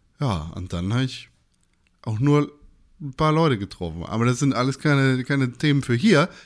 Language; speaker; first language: German; native; German